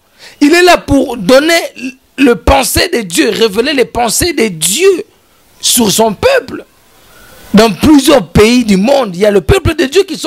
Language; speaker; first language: French; non-native, local second language; Lingala